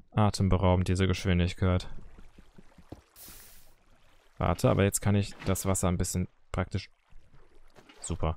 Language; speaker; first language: German; native; German